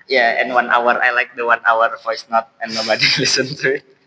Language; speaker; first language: English; non-native, learner; Indonesian